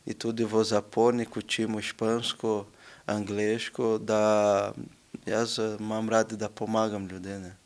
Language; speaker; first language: Slovenian; non-native, learner; Portuguese